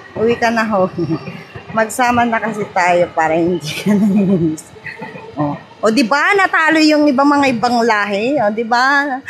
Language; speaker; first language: Filipino; non-native, local second language; Cebuano